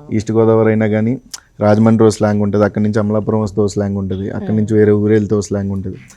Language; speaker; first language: Telugu; native; Telugu